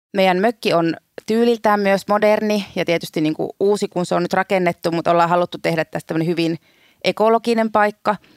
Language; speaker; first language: Finnish; native; Finnish